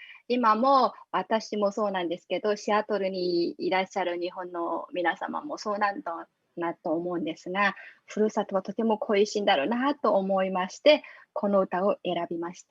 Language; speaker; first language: Japanese; non-native, fluent; Mongolian